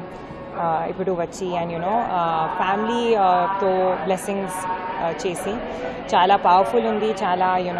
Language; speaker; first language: Telugu; non-native, learner; Hindi